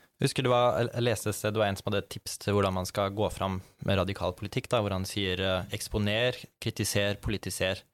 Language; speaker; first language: Norwegian; native; Norwegian